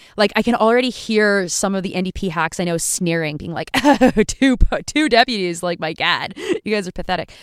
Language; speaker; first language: English; native; English